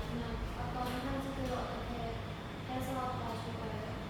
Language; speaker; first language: Korean; non-native, learner; Khmer